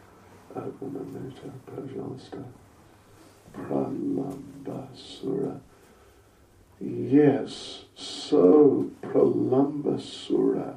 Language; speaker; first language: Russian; non-native, learner; English